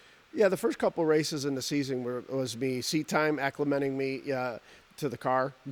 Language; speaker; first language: English; native; English